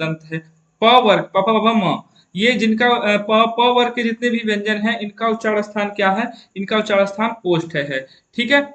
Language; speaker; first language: Hindi; native; Hindi